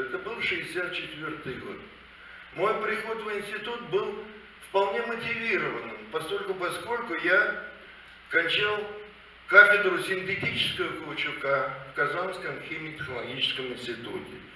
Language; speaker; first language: Russian; native; Russian